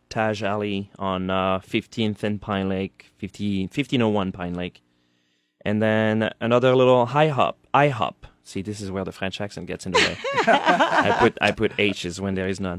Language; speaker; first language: English; non-native, fluent; French